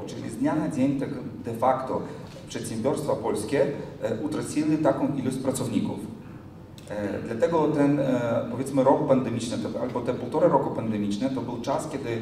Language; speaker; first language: Polish; non-native, fluent; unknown